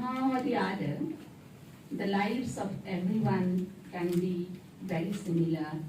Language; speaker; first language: English; non-native, local second language; Assamese